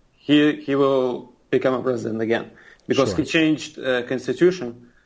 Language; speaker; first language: English; non-native, fluent; Russian